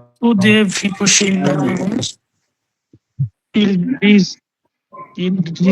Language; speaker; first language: Italian; non-native, learner; Bangla